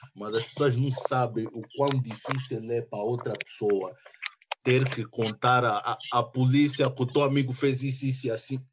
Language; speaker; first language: Portuguese; early bilingual, heritage; Portuguese